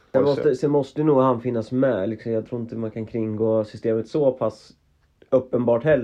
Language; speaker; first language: Swedish; native; Swedish